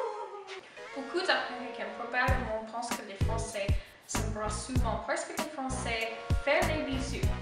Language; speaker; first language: French; non-native, learner; English